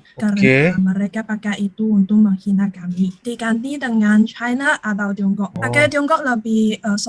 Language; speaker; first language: Indonesian; non-native, learner; Chinese